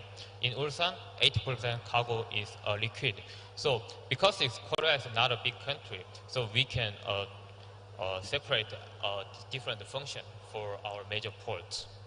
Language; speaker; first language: English; non-native, learner; Korean